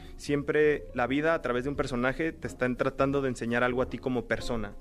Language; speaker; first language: Spanish; native; Spanish